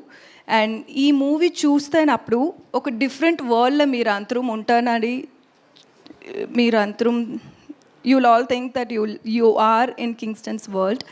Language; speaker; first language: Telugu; non-native, learner; Tamil